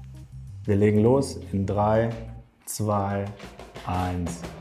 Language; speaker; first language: German; native; German